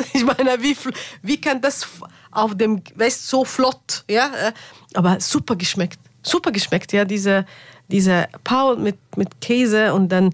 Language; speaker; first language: German; non-native, learner; Arabic